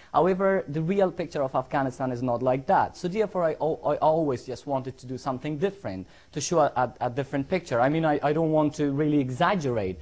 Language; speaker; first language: English; non-native, fluent; Persian